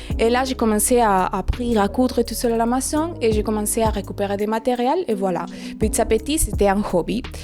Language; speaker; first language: French; non-native, fluent; Spanish